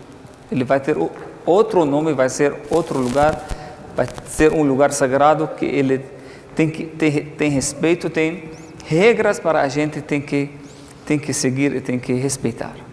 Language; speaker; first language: Portuguese; non-native, fluent; Arabic